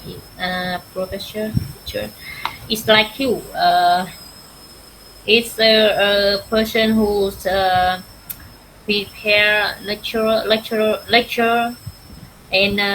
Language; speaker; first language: English; non-native, learner; Vietnamese